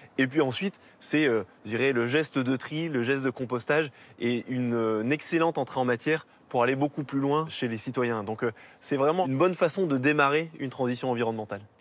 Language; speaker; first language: French; native; French